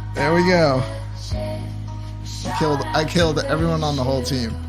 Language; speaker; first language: English; native; English